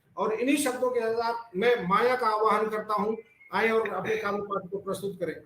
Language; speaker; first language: Hindi; native; Hindi